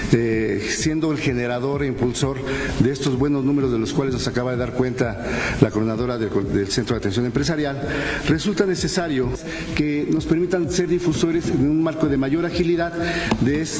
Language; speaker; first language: Spanish; native; Spanish